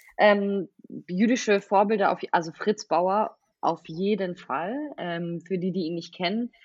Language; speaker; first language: German; native; German